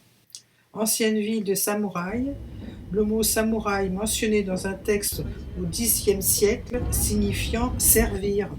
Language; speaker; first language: French; native; French